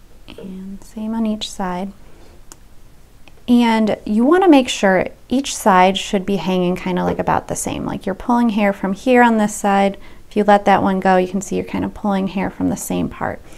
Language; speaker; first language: English; native; English